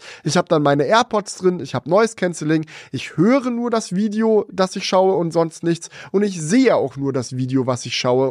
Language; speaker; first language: German; native; German